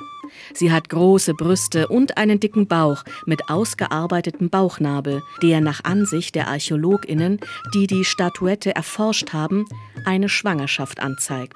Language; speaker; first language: German; native; German